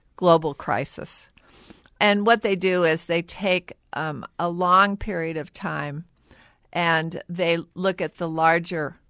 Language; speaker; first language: English; native; English